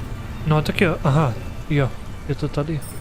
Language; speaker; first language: Czech; non-native, learner; Ukrainian